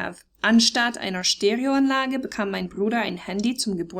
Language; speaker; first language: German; non-native, fluent; English